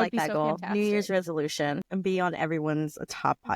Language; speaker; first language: English; native; English